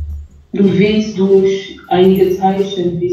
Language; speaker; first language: German; non-native, fluent; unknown